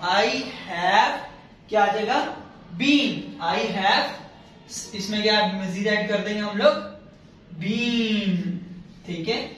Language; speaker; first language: Hindi; native; Hindi